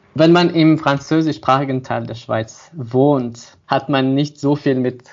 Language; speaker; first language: German; non-native, fluent; French